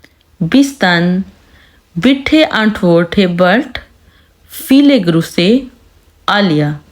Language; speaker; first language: German; non-native, fluent; Urdu